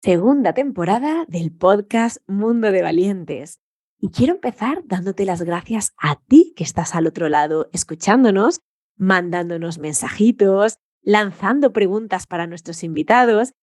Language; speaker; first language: Spanish; native; Spanish